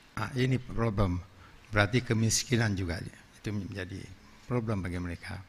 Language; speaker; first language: Indonesian; non-native, local second language; Achinese